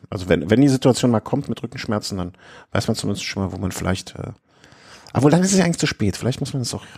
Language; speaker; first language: German; native; German